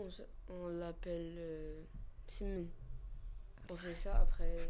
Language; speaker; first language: French; non-native, learner; Arabic